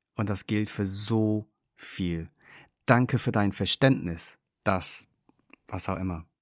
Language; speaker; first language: German; non-native, fluent; English